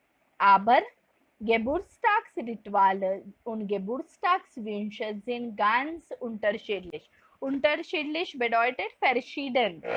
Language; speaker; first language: German; non-native, fluent; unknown